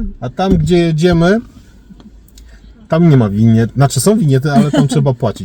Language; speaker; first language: Polish; native; Polish